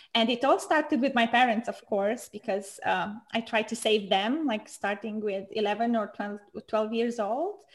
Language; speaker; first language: English; non-native, fluent; Romanian